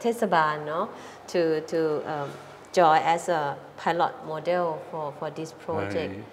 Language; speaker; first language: English; non-native, fluent; Thai